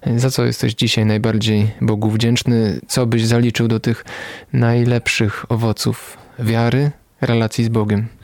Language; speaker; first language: Polish; native; Polish